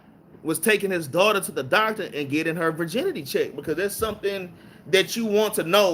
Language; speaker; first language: English; native; English